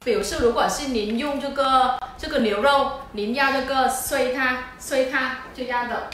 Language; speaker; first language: Chinese; non-native, fluent; Vietnamese